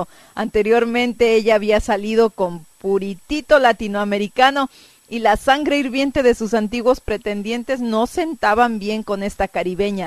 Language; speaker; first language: Spanish; native; Spanish